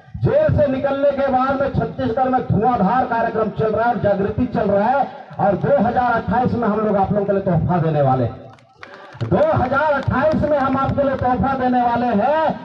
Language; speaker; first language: Hindi; non-native, local second language; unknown